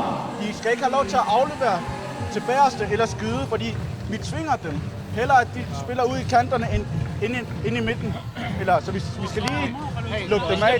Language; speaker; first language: Danish; native; Danish